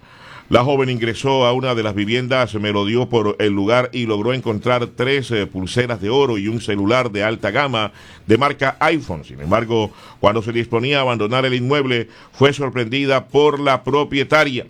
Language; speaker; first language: Spanish; native; Spanish